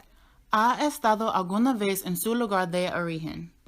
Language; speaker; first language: Spanish; non-native, learner; English